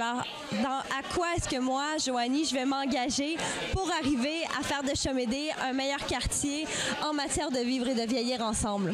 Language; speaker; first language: French; native; French